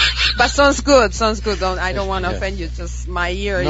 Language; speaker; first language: English; non-native, fluent; Spanish